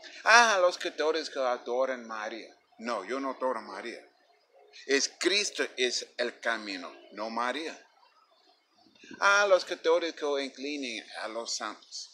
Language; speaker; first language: Spanish; non-native, fluent; English